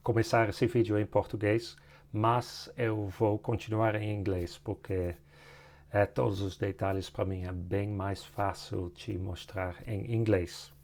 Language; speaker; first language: Portuguese; non-native, fluent; Dutch